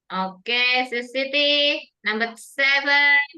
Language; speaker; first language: English; non-native, fluent; Indonesian